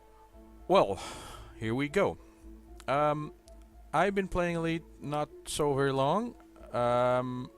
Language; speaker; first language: English; native; English